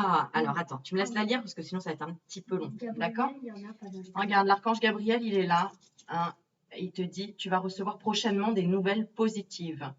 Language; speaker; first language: French; native; French